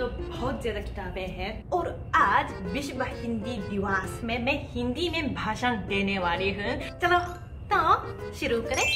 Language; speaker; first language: Hindi; non-native, fluent; Japanese